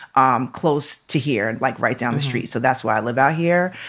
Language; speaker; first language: English; native; English